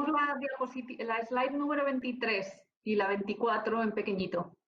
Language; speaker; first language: Spanish; native; Spanish